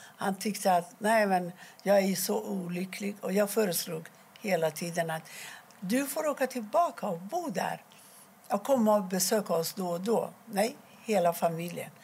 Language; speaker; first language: Swedish; non-native, fluent; Persian